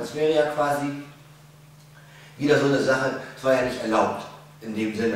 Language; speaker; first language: German; native; German